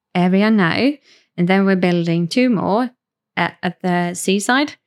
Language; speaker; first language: English; non-native, fluent; Swedish